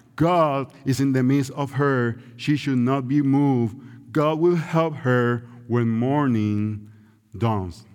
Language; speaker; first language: English; non-native, local second language; Spanish